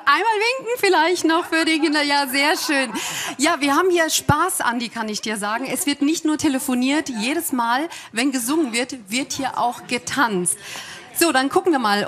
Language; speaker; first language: German; native; German